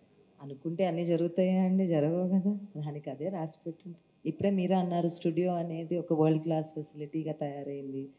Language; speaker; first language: Telugu; native; Telugu